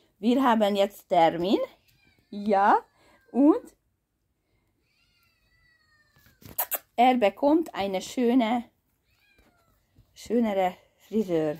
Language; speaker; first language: German; non-native, learner; Hungarian